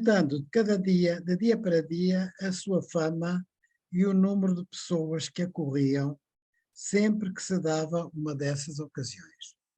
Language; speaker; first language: Portuguese; native; Portuguese